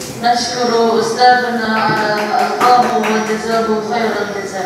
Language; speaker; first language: Arabic; non-native, fluent; Indonesian